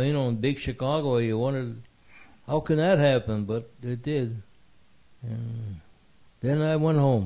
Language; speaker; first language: English; early bilingual, other home language; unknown